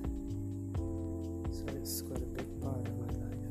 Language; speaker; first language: English; non-native, local second language; Malay